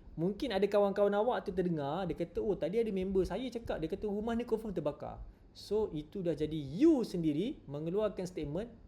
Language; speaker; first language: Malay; native; Malay